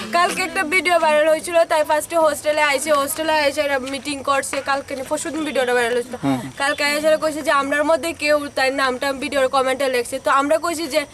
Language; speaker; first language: Bangla; native; Bangla